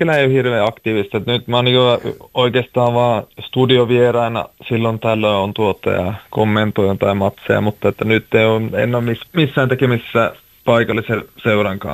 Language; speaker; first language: Finnish; native; Finnish